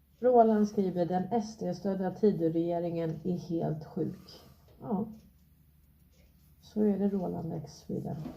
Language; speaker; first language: Swedish; native; Swedish